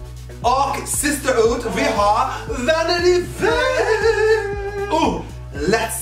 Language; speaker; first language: Swedish; non-native, fluent; English